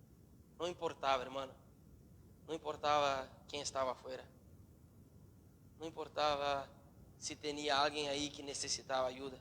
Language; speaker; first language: Spanish; non-native, learner; Portuguese